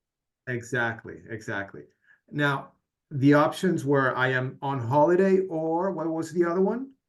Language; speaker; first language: English; non-native, fluent; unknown